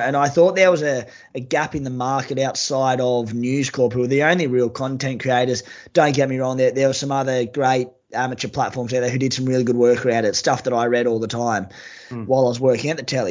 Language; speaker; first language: English; native; English